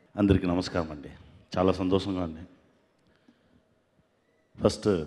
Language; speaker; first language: Telugu; non-native, learner; Tamil